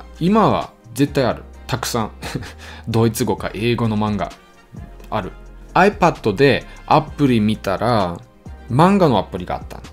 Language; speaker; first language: Japanese; non-native, learner; German